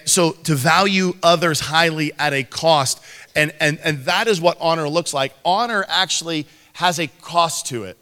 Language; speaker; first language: English; native; English